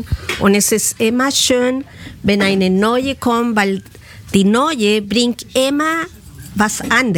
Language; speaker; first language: German; non-native, learner; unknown